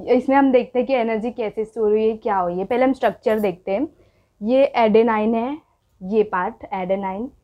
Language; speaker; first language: Hindi; non-native, local second language; Marathi